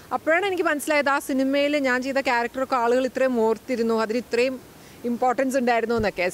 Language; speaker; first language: Malayalam; native; Malayalam